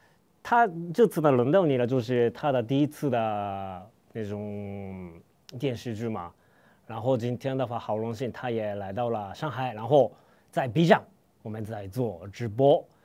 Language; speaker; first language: Chinese; non-native, fluent; Japanese